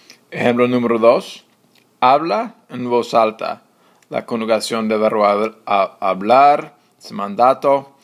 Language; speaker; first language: Spanish; non-native, fluent; English